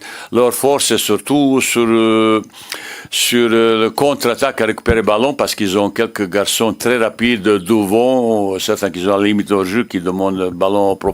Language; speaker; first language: French; non-native, learner; Bosnian